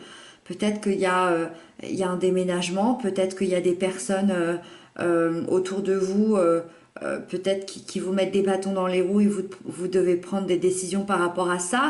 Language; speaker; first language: French; native; French